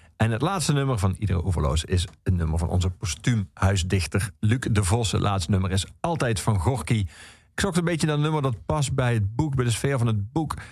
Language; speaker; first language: Dutch; native; Dutch